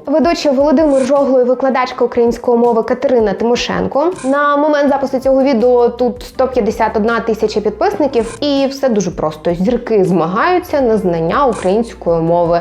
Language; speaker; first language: Ukrainian; non-native, local second language; Russian